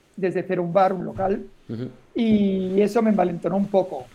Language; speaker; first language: Spanish; native; Spanish